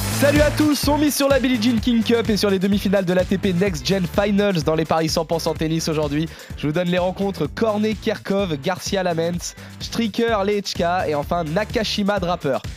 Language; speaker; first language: French; native; French